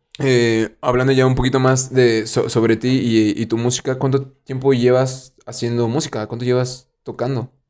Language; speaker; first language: Spanish; native; Spanish